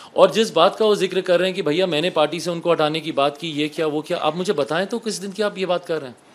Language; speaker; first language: Hindi; native; Hindi